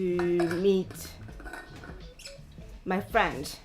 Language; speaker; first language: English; non-native, learner; Japanese